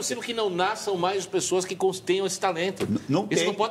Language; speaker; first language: Portuguese; native; Portuguese